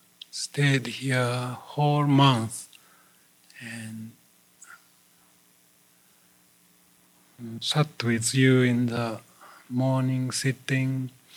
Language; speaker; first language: English; non-native, fluent; Japanese